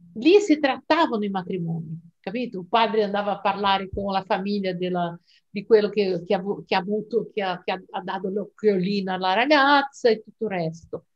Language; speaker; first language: Italian; non-native, fluent; Portuguese